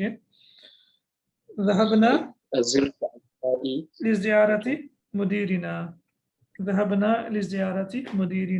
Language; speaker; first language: Arabic; non-native, fluent; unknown